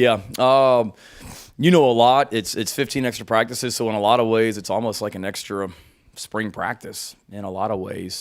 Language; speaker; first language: English; native; English